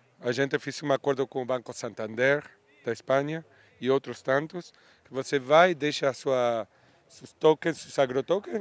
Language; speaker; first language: Portuguese; non-native, fluent; Spanish